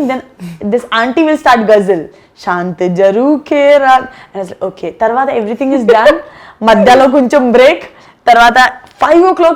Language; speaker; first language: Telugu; non-native, learner; Gujarati